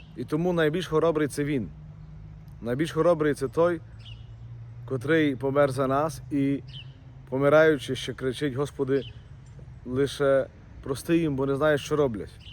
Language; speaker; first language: Ukrainian; native; Ukrainian